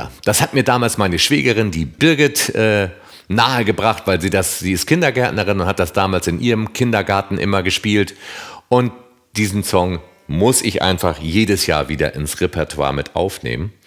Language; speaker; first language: German; native; German